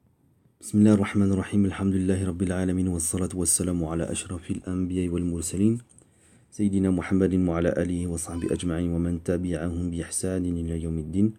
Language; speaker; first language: Arabic; non-native, fluent; French